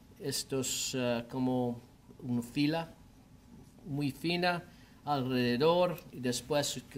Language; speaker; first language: Spanish; non-native, learner; English